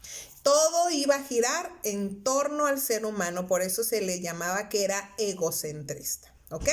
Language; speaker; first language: Spanish; native; Spanish